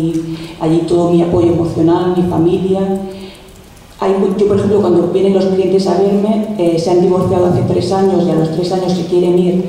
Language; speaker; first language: Spanish; native; Spanish